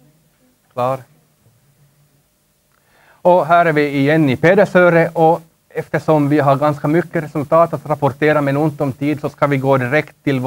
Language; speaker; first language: Swedish; native; Swedish